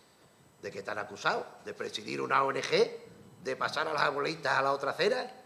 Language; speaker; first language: Spanish; native; Spanish